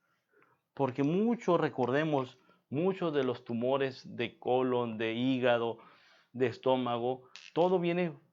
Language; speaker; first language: Spanish; native; Spanish